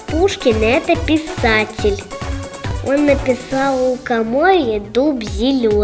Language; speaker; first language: Russian; native; Russian